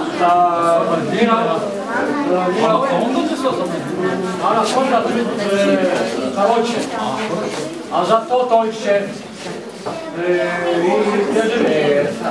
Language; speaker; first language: Russian; non-native, learner; Estonian